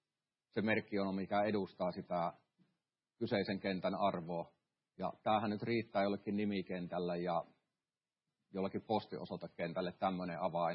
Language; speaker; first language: Finnish; native; Finnish